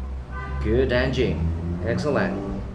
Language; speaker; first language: English; non-native, fluent; Spanish